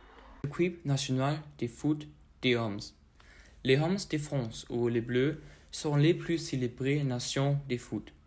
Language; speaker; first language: French; non-native, learner; German